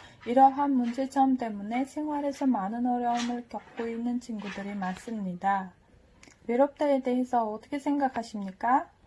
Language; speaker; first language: Korean; non-native, learner; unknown